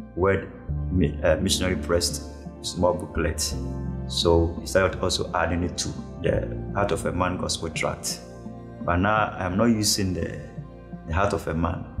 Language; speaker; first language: English; non-native, local second language; Akan